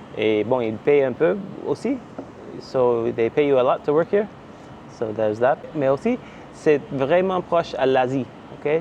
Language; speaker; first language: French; non-native, local second language; English